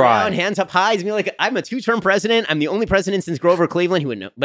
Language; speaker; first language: English; native; English